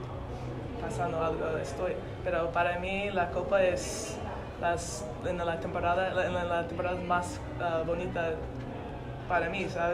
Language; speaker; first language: Spanish; non-native, learner; English